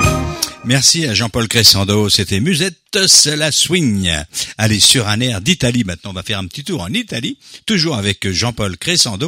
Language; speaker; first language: French; native; French